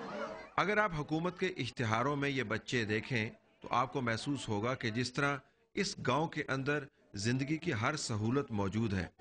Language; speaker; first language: Urdu; native; Urdu